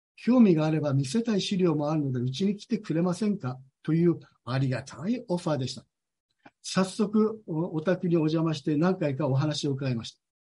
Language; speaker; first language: Japanese; native; Japanese